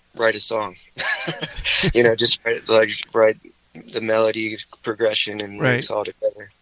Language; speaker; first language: English; native; English